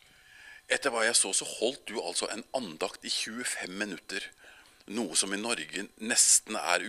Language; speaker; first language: Norwegian; native; Norwegian